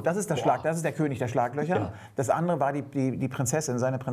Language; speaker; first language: German; native; German